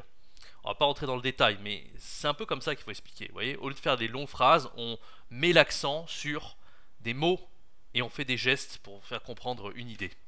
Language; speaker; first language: French; native; French